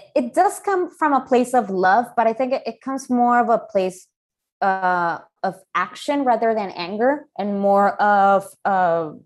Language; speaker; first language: English; non-native, fluent; Spanish